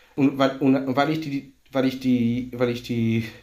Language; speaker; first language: German; non-native, fluent; Hebrew